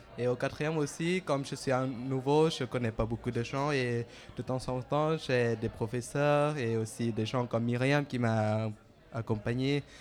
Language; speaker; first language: French; non-native, fluent; Lao